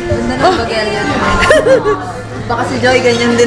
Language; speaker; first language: Filipino; native; Filipino